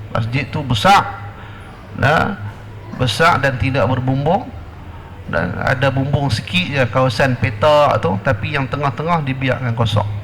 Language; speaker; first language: Malay; native; Malay